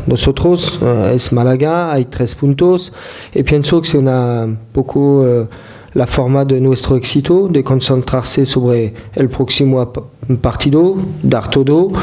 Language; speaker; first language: Spanish; non-native, fluent; French